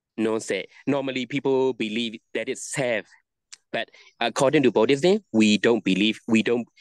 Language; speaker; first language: English; non-native, learner; Burmese